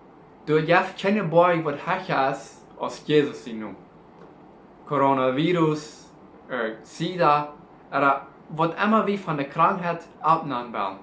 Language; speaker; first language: German; non-native, learner; Plautdietsch